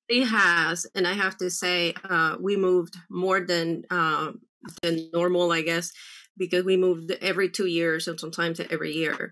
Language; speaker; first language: English; early bilingual, other home language; Spanish